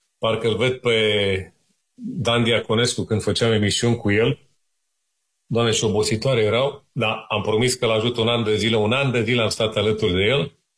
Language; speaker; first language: Romanian; native; Romanian